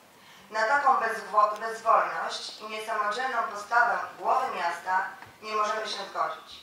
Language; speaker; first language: Polish; native; Polish